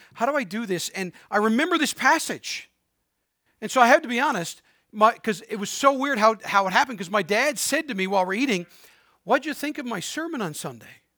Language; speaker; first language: English; native; English